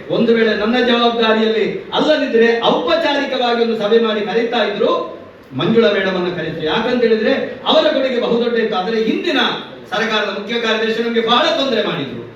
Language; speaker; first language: Kannada; non-native, local second language; Tulu